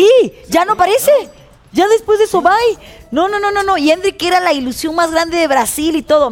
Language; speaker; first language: Spanish; native; Spanish